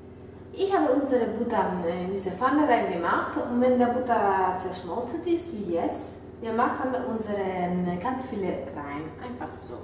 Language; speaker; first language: German; non-native, learner; Italian